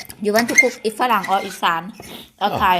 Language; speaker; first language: English; non-native, learner; Thai